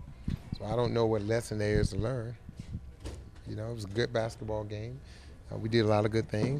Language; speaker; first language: English; native; English